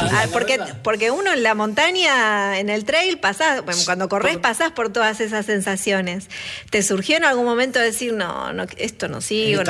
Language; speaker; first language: Spanish; native; Spanish